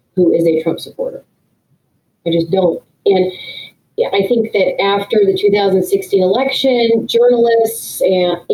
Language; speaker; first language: English; native; English